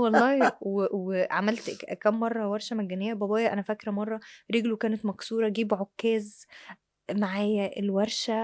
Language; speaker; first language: Arabic; native; Arabic